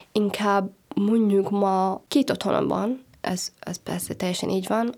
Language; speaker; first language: Hungarian; non-native, fluent; Somali